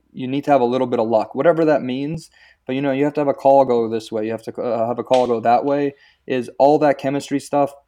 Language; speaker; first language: English; early bilingual, other home language; Croatian